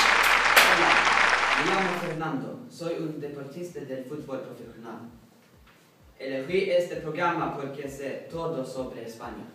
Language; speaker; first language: Spanish; non-native, learner; Swedish